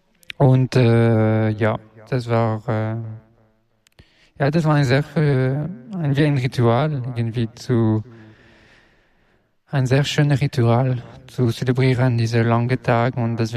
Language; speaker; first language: German; non-native, learner; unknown